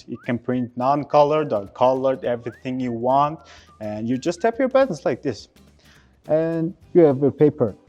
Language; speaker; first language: English; non-native, learner; Mongolian